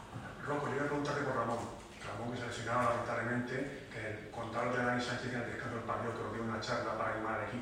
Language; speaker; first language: Spanish; native; Spanish